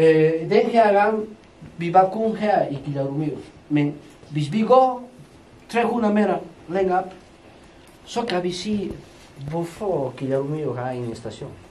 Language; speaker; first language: Danish; non-native, fluent; Spanish